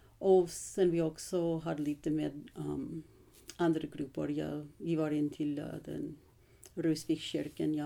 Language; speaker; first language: Swedish; non-native, learner; English